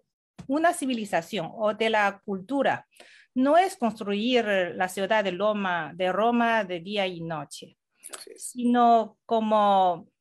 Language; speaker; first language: Spanish; non-native, fluent; Chinese